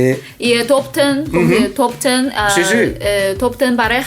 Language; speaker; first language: Spanish; non-native, fluent; Chinese